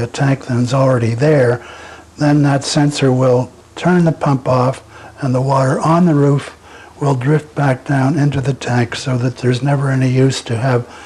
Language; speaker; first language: English; native; English